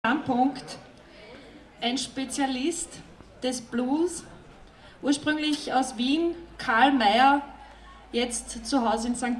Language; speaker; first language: German; native; German